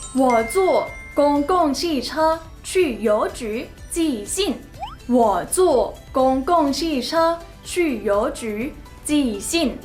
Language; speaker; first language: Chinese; non-native, fluent; Thai